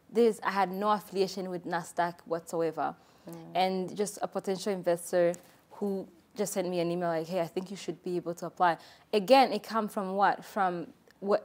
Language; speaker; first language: English; non-native, local second language; Kinyarwanda